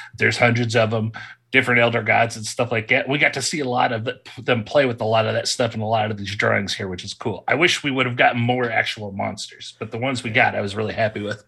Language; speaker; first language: English; native; English